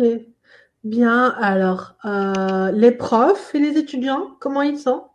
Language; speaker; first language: French; non-native, local second language; Arabic